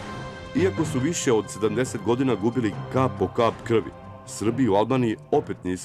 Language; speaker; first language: Bosnian; native; Bosnian